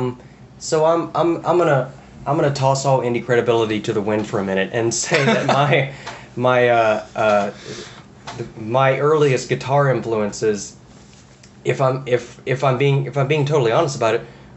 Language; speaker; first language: English; native; English